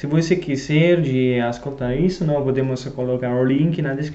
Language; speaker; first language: Portuguese; non-native, fluent; Italian